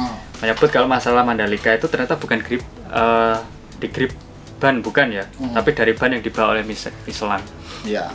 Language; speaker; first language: Indonesian; native; Indonesian